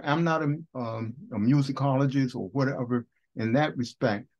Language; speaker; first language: English; native; English